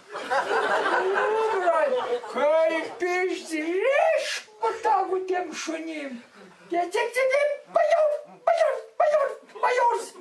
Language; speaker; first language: Lithuanian; native; Lithuanian